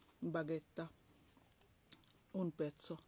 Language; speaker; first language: Italian; non-native, learner; Bangla